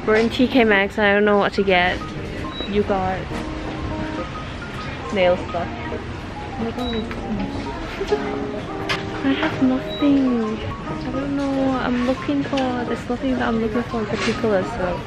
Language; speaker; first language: English; early bilingual, other home language; Thai